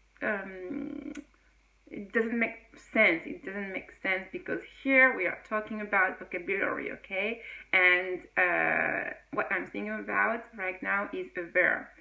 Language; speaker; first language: English; non-native, fluent; French